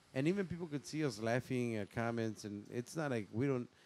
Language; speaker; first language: English; early bilingual, other home language; Spanish